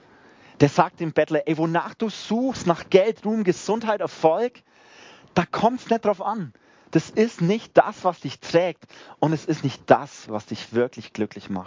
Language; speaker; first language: German; native; German